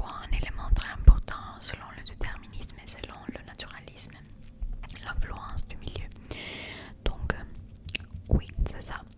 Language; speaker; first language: French; non-native, learner; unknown